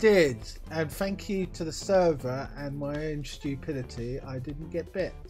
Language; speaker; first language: English; native; English